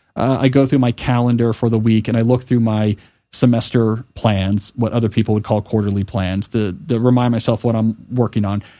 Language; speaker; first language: English; native; English